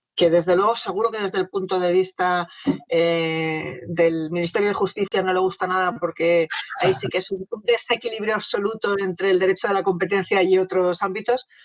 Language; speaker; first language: Spanish; native; Spanish